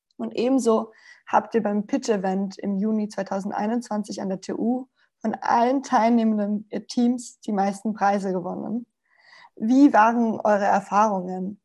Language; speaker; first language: German; non-native, fluent; Spanish